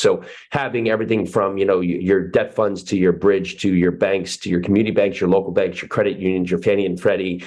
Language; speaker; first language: English; native; English